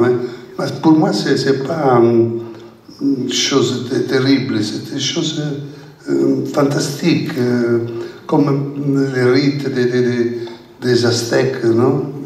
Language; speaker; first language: French; non-native, learner; Italian